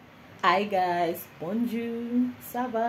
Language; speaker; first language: French; non-native, learner; Yoruba